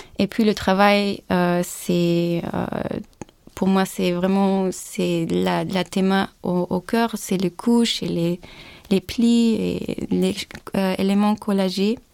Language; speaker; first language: French; non-native, fluent; Turkish